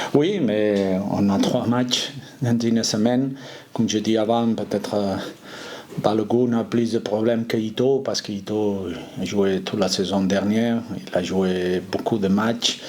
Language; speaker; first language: French; non-native, fluent; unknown